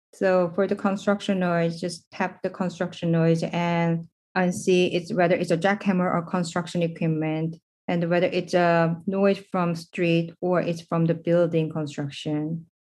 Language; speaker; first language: English; non-native, fluent; Korean